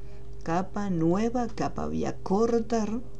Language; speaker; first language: Spanish; native; Spanish